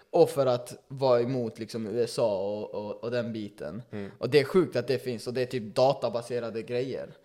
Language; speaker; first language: Swedish; early bilingual, other home language; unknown